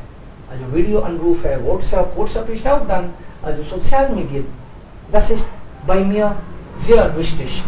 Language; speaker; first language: German; non-native, fluent; Hindi